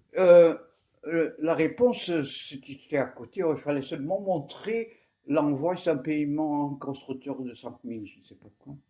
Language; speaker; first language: French; non-native, fluent; Portuguese